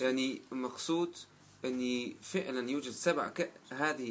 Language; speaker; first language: Arabic; non-native, learner; German